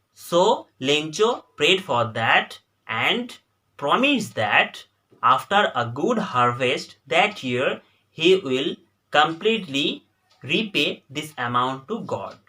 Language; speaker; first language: English; non-native, local second language; Bangla